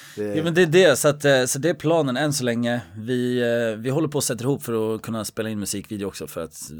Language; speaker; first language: Swedish; native; Swedish